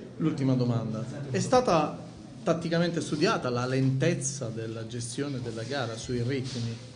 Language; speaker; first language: Italian; native; Italian